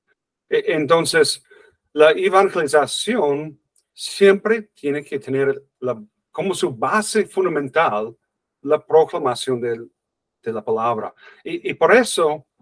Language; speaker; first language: Spanish; non-native, fluent; English